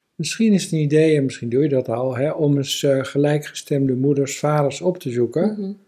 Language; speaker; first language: Dutch; native; Dutch